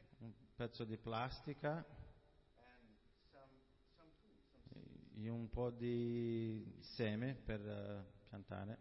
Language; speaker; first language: Italian; non-native, fluent; Portuguese